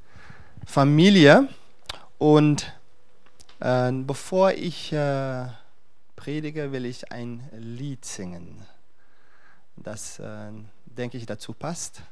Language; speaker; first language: German; non-native, fluent; Dutch